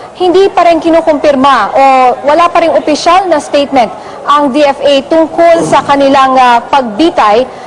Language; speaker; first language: Filipino; native; Filipino